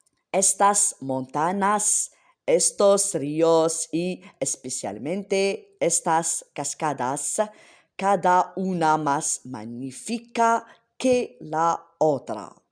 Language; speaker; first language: Spanish; non-native, learner; Arabic